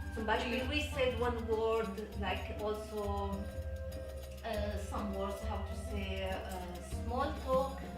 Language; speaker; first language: English; non-native, learner; Arabic